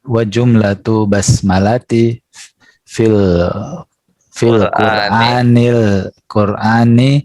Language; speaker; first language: Arabic; non-native, learner; Indonesian